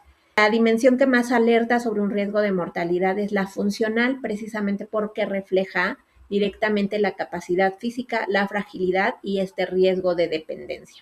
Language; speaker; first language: Spanish; native; Spanish